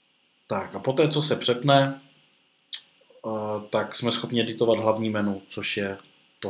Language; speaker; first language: Czech; native; Czech